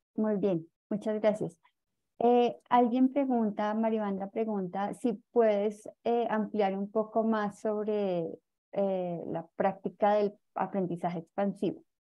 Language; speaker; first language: Spanish; native; Spanish